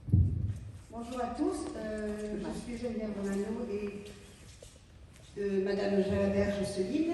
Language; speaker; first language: French; native; French